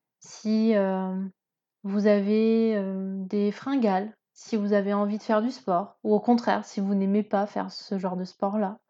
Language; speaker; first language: French; native; French